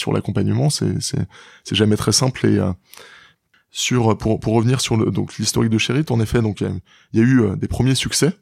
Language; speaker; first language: French; native; French